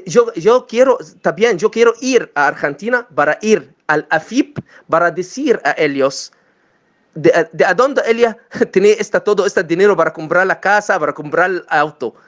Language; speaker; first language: Spanish; non-native, learner; Arabic